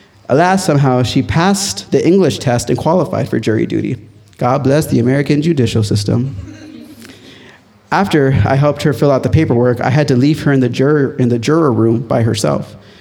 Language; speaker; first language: English; early bilingual, other home language; Spanish